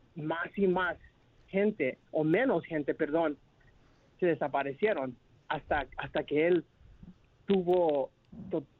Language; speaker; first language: Spanish; early bilingual, heritage; Spanish